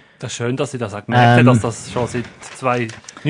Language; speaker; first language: German; native; German